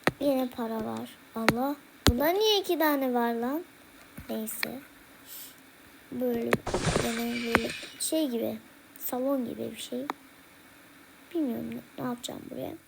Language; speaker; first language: Turkish; early bilingual, heritage; Turkish